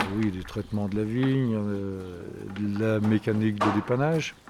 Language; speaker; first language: French; native; French